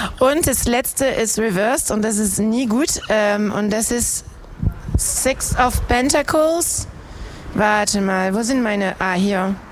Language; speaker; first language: German; non-native, fluent; French